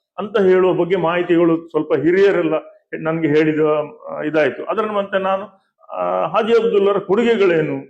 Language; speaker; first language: Kannada; native; Kannada